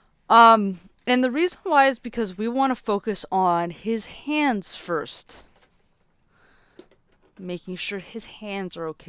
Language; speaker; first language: English; native; English